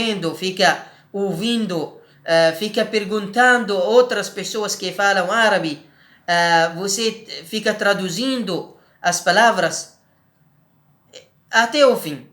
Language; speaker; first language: Portuguese; non-native, learner; Arabic